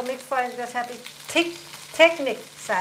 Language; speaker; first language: German; non-native, learner; Thai